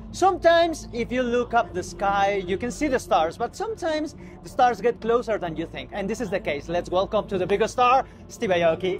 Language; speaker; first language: English; non-native, fluent; Spanish